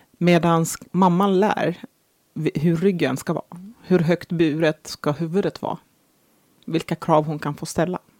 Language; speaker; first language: Swedish; early bilingual, other home language; Arabic